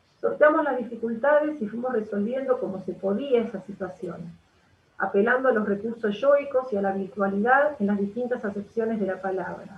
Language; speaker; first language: Spanish; native; Spanish